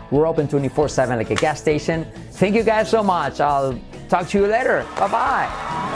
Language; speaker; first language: English; non-native, fluent; Spanish